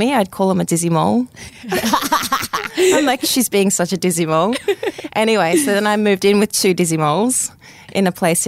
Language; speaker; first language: English; native; English